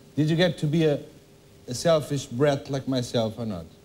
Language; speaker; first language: English; non-native, fluent; Portuguese